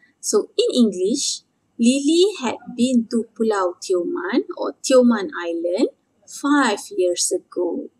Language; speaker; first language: English; non-native, local second language; Malay